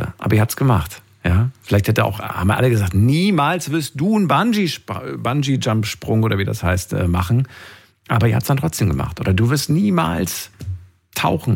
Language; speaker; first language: German; native; German